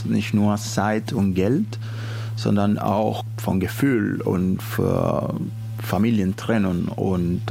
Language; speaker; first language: German; non-native, fluent; Spanish